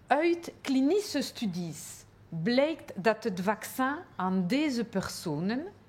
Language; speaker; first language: Dutch; non-native, local second language; French